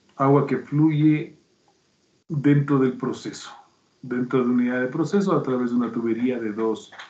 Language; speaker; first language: Spanish; native; Spanish